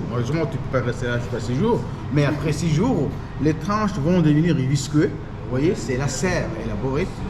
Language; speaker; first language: French; non-native, fluent; Arabic